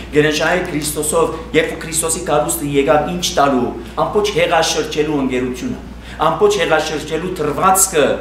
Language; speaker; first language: Armenian; early bilingual, heritage; Armenian